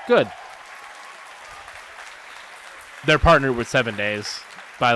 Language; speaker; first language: English; native; English